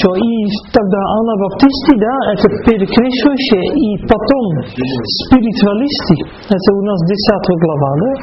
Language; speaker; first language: Russian; non-native, fluent; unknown